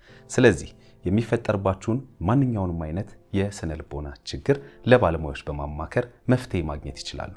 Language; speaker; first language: Amharic; native; Amharic